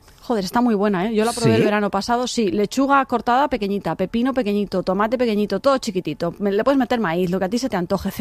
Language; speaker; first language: Spanish; native; Spanish